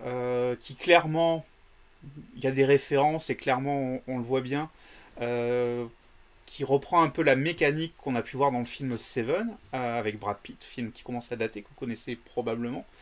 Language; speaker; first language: French; native; French